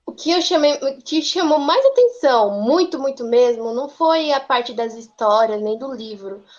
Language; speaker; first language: Portuguese; native; Portuguese